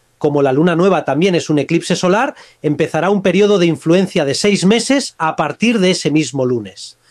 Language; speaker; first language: Spanish; native; Spanish